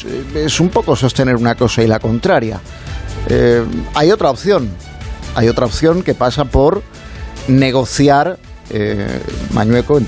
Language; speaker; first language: Spanish; native; Spanish